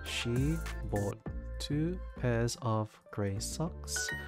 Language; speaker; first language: English; native; English